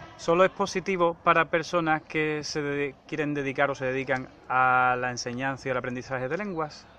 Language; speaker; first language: Spanish; native; Spanish